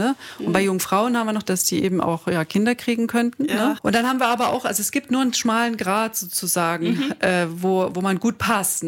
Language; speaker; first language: German; native; German